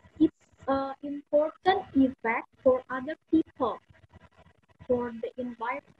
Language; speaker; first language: English; non-native, fluent; Indonesian